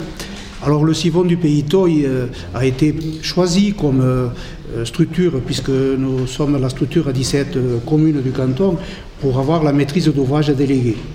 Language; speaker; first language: French; native; French